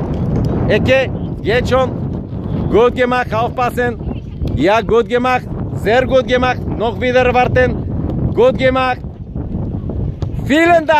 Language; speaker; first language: German; non-native, learner; Bulgarian